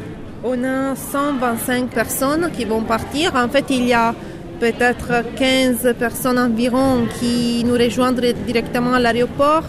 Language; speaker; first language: French; non-native, fluent; Italian